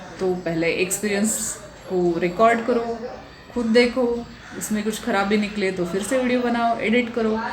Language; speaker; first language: Hindi; non-native, local second language; Marathi